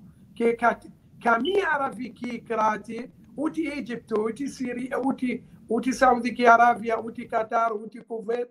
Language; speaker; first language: Greek; non-native, learner; Arabic